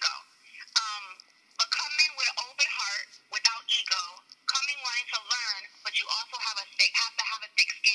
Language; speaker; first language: English; native; English